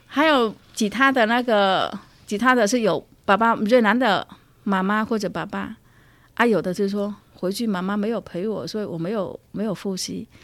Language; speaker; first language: Chinese; non-native, fluent; Vietnamese